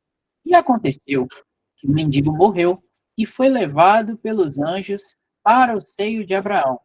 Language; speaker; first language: Portuguese; native; Portuguese